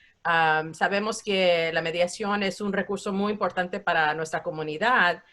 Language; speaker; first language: Spanish; early bilingual, heritage; Spanish